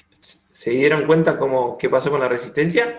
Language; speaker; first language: Spanish; native; Spanish